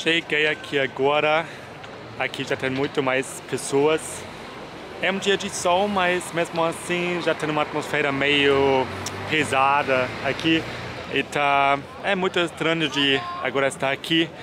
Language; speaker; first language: Portuguese; non-native, fluent; German